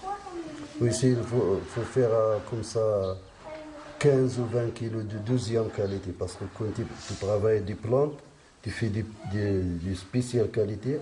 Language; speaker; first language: French; non-native, local second language; Arabic